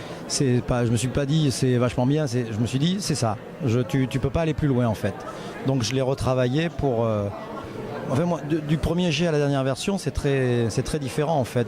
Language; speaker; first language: French; native; French